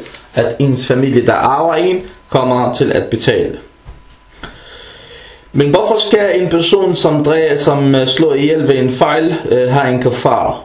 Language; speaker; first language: Danish; early bilingual, other home language; Arabic